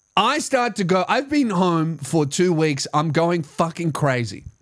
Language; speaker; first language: English; native; English